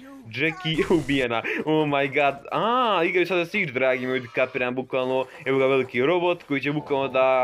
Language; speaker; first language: Serbian; native; Serbian